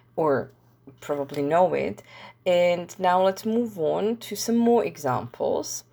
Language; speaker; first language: English; non-native, fluent; Czech